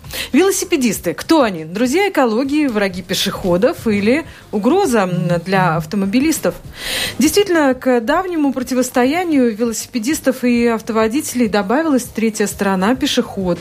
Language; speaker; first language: Russian; native; Russian